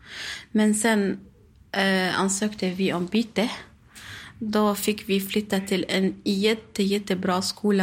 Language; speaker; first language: Swedish; non-native, learner; Arabic